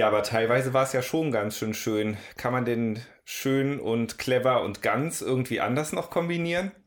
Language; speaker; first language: German; native; German